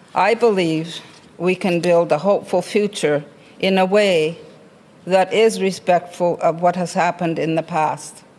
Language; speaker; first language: English; non-native, local second language; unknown